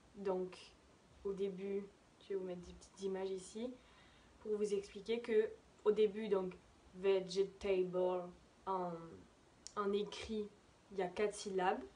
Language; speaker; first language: French; native; French